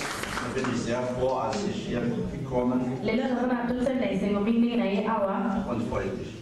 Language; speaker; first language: German; non-native, learner; Arabic